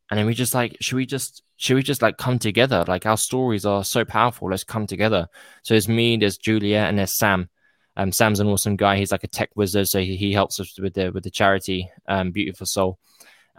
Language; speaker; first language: English; native; English